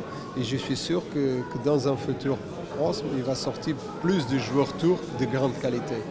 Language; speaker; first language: French; non-native, fluent; Portuguese